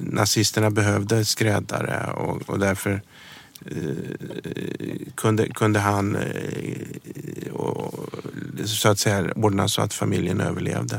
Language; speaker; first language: Swedish; early bilingual, other home language; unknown